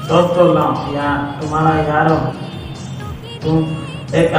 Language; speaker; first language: Hindi; non-native, local second language; Assamese